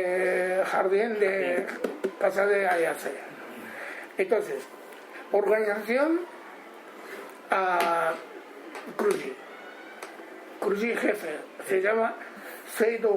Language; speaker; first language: Spanish; non-native, learner; Japanese